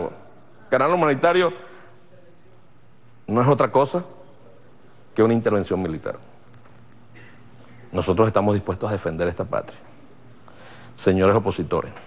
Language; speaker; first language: Spanish; native; Spanish